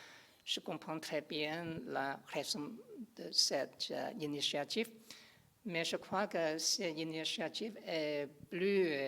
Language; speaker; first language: French; non-native, learner; English